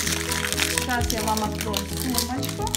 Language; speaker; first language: Russian; native; Russian